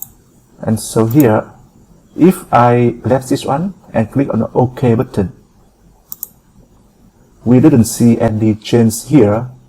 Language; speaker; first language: English; non-native, fluent; Vietnamese